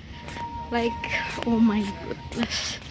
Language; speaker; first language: English; non-native, learner; Indonesian